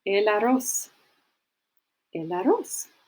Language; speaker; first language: Spanish; non-native, fluent; English